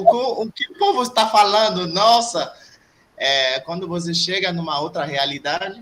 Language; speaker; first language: Portuguese; non-native, fluent; Haitian Creole